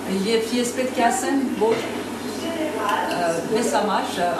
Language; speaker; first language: French; non-native, fluent; Armenian